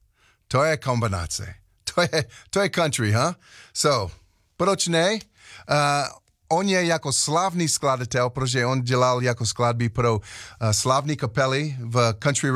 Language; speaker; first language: Czech; non-native, learner; English